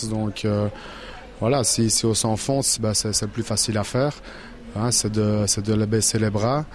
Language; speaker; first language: French; native; French